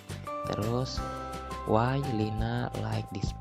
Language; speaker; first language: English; non-native, learner; Indonesian